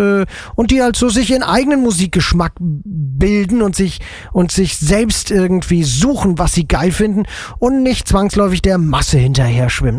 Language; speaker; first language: German; native; German